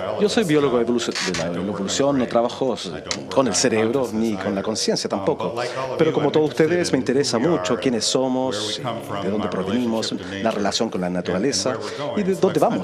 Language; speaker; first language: Spanish; non-native, fluent; English